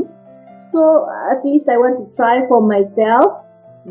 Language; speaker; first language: English; non-native, fluent; Japanese